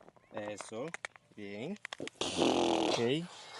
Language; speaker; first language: Spanish; native; Spanish